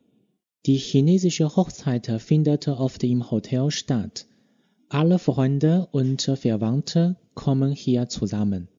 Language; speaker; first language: German; non-native, fluent; Chinese